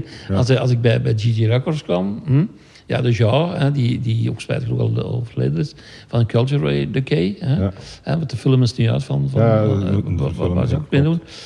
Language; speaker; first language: Dutch; native; Dutch